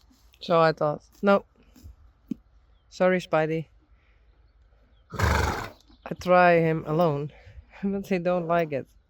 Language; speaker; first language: English; non-native, learner; Western Frisian